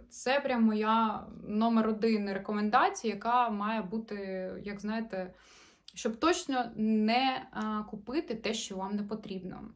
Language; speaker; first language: Ukrainian; non-native, local second language; Russian